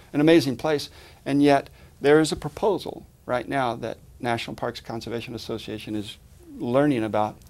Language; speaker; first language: English; native; English